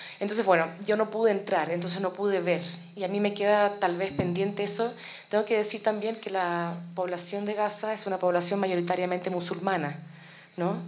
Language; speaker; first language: Spanish; native; Spanish